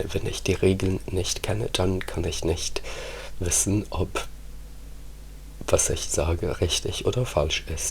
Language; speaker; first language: German; non-native, fluent; Italian